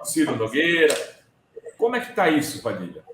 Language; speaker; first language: Portuguese; native; Portuguese